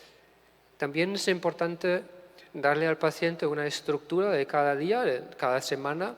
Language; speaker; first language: Spanish; non-native, fluent; German